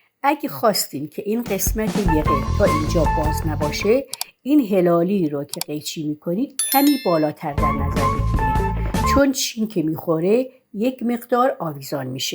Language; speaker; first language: Persian; native; Persian